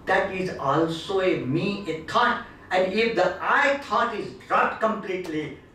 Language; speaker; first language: English; non-native, local second language; Marathi